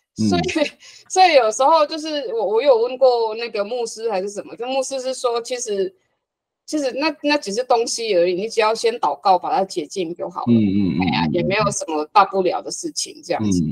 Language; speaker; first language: Chinese; non-native, fluent; Hakka Chinese